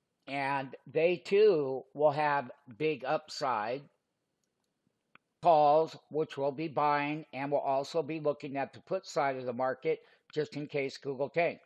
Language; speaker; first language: English; native; English